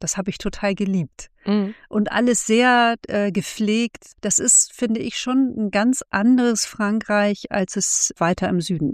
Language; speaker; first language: German; native; German